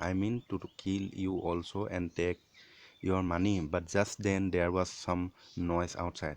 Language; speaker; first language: English; non-native, local second language; Assamese